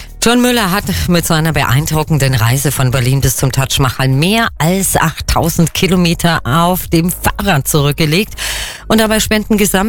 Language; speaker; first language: German; native; German